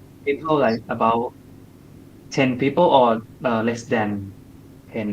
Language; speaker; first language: English; non-native, learner; Thai